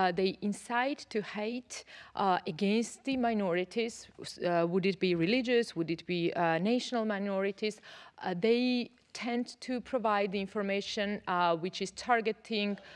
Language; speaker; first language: English; non-native, fluent; Georgian